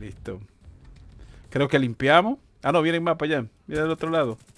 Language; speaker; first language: Spanish; native; Spanish